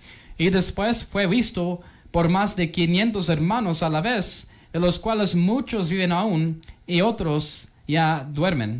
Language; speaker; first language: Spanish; early bilingual, heritage; English